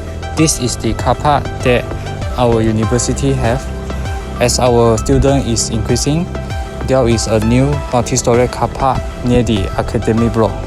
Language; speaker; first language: English; non-native, local second language; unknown